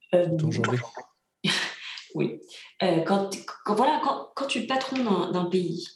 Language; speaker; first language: French; early bilingual, other home language; Bulgarian